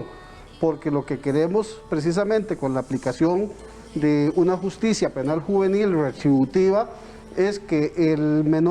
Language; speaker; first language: Spanish; native; Spanish